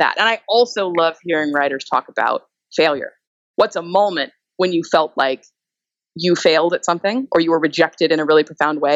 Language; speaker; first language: English; native; English